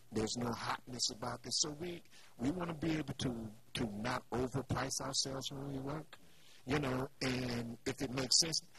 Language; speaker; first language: English; native; English